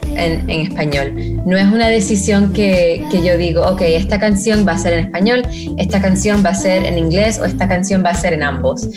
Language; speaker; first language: Spanish; early bilingual, heritage; Spanish